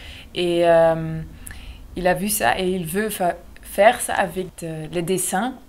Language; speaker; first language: French; non-native, local second language; Dutch